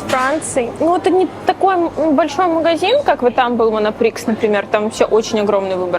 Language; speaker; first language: Russian; native; Russian